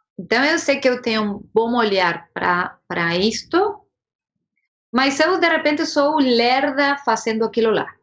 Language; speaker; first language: Portuguese; non-native, fluent; Spanish